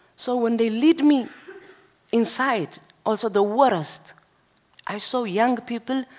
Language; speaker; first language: English; non-native, learner; Tigrinya